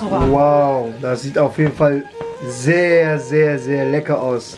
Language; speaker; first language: German; early bilingual, other home language; Kurdish